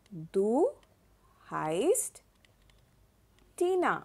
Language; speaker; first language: German; non-native, fluent; Hindi